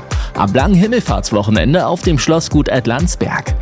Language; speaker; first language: German; native; German